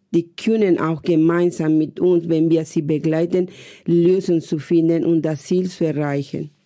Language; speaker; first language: German; non-native, fluent; Spanish